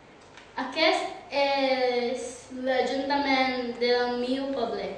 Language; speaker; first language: Catalan; non-native, learner; Cebuano